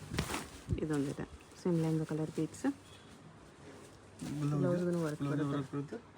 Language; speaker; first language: Kannada; native; Kannada